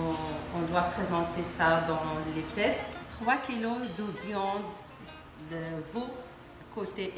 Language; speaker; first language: French; non-native, learner; Arabic